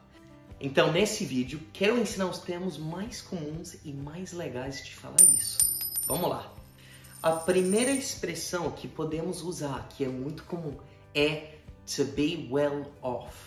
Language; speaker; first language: Portuguese; non-native, fluent; English